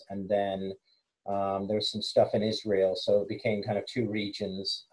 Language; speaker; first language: English; native; English